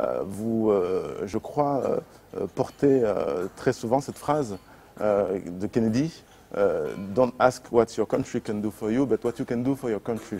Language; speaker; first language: French; native; French